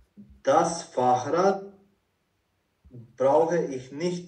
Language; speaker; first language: German; non-native, learner; Croatian